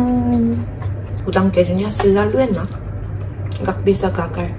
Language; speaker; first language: Indonesian; non-native, fluent; Korean